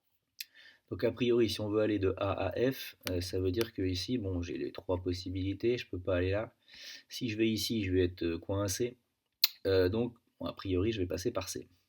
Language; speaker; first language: French; native; French